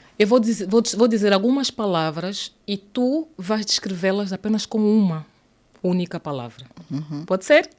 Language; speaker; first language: Portuguese; native; Portuguese